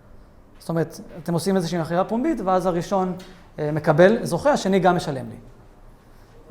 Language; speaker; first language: Hebrew; native; Hebrew